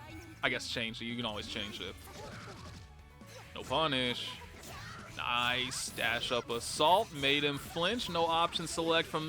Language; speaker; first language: English; native; English